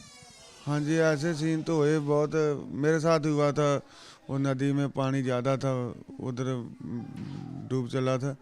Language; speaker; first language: Hindi; non-native, local second language; Punjabi